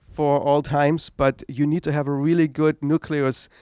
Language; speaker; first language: English; non-native, fluent; German